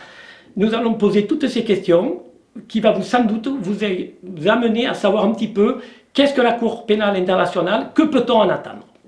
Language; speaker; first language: French; native; French